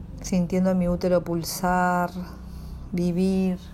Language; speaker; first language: Spanish; native; Spanish